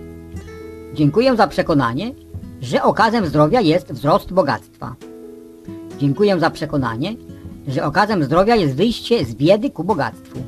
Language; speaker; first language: Polish; native; Polish